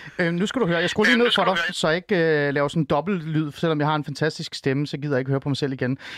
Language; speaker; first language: Danish; early bilingual, other home language; Persian